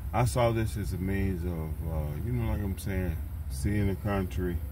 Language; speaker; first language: English; native; English